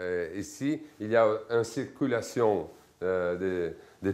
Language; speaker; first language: French; non-native, fluent; Italian